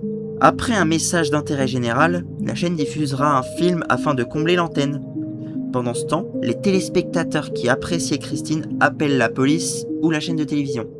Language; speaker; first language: French; native; French